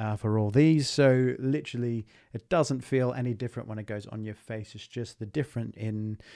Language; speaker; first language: English; native; English